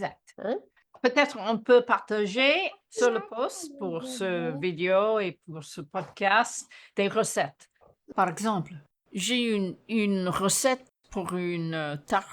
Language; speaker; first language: French; non-native, fluent; English